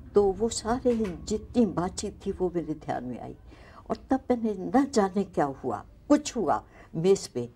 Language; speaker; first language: Urdu; non-native, local second language; Punjabi